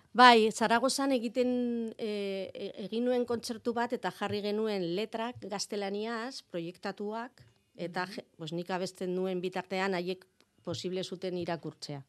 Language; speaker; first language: Basque; non-native, local second language; Spanish